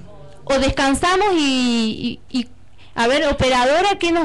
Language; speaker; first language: Spanish; native; Spanish